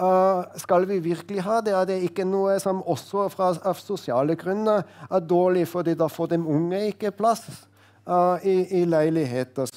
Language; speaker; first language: Norwegian; non-native, fluent; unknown